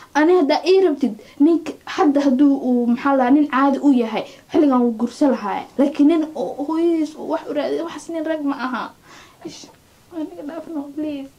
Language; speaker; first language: Somali; early bilingual, heritage; Somali